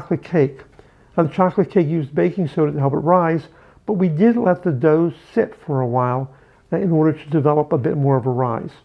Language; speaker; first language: English; native; English